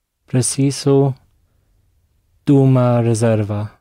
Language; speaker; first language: Portuguese; non-native, learner; English